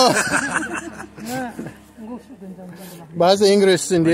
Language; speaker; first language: Indonesian; non-native, learner; English